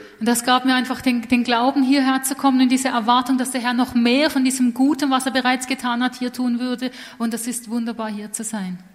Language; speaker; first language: German; native; German